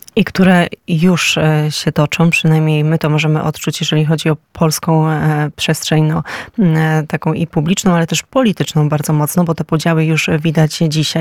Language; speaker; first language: Polish; native; Polish